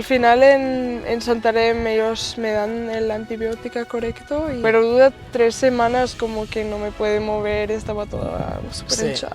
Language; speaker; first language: Spanish; non-native, fluent; German